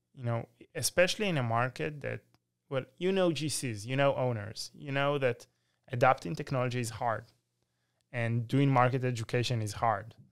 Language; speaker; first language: English; non-native, fluent; Hebrew